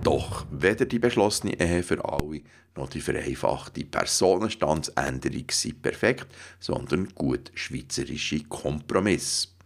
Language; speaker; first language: German; native; German